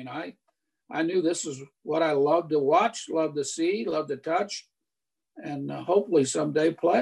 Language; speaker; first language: English; native; English